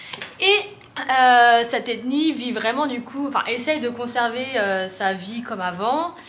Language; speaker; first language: French; native; French